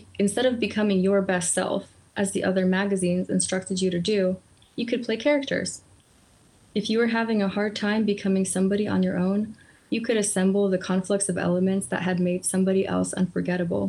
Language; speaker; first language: English; early bilingual, other home language; Polish